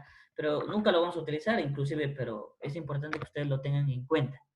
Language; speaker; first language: Spanish; native; Spanish